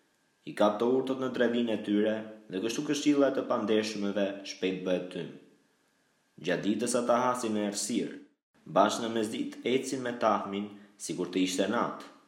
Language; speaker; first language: Albanian; native; Albanian